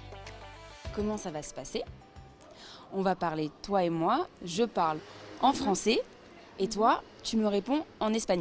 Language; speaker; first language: French; native; French